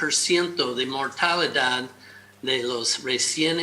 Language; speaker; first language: Spanish; non-native, fluent; English